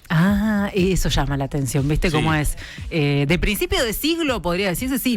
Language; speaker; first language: Spanish; native; Spanish